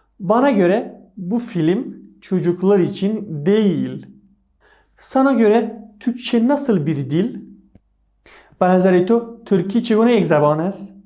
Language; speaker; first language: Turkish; non-native, fluent; Persian